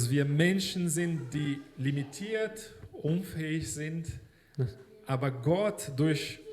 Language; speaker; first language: German; non-native, fluent; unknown